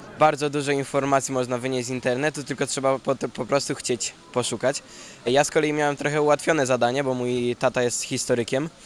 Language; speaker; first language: Polish; native; Polish